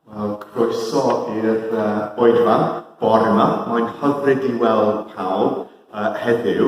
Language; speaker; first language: Welsh; non-native, fluent; English